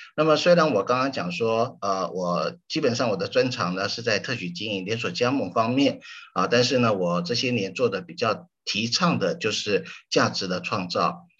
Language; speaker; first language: Chinese; native; Chinese